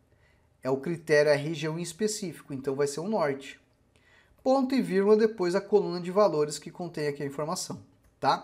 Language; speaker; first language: Portuguese; native; Portuguese